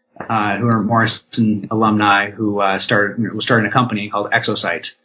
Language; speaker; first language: English; native; English